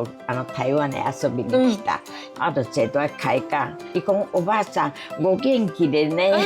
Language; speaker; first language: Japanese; non-native, local second language; Min Nan Chinese